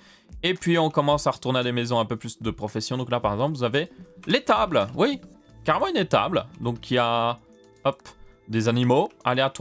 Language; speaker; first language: French; native; French